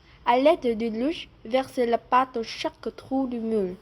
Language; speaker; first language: French; non-native, learner; Vietnamese